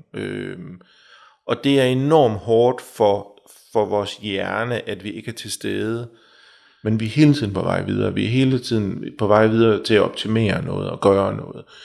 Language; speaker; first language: Danish; native; Danish